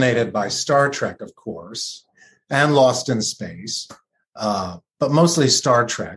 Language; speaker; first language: English; native; English